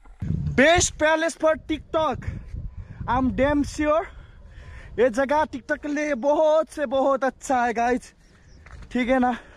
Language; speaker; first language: Hindi; non-native, learner; Nepali